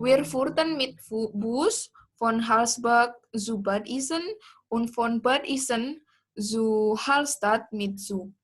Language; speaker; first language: German; non-native, learner; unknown